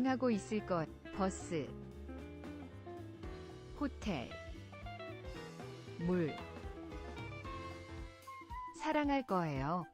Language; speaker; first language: Korean; non-native, learner; English